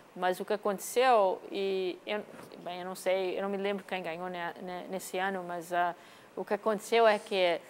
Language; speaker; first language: Portuguese; non-native, fluent; English